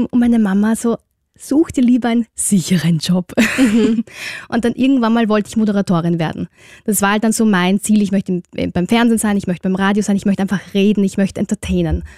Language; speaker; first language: German; native; German